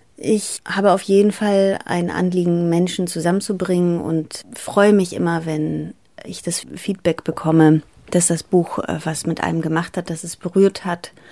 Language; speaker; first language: German; early bilingual, other home language; Greek